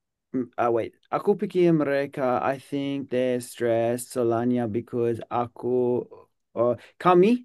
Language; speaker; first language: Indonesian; non-native, learner; English